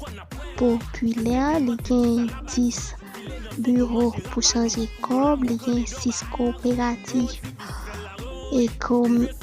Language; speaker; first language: French; non-native, learner; Haitian Creole